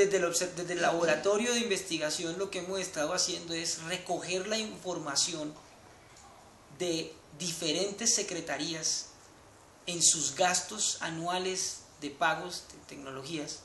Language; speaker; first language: Spanish; native; Spanish